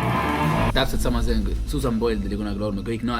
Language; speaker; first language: Estonian; native; Estonian